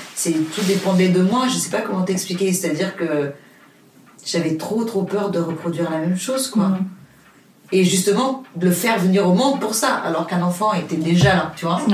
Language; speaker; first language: French; non-native, fluent; Portuguese